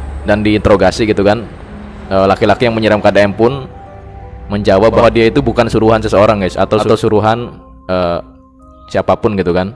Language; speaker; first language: Indonesian; native; Indonesian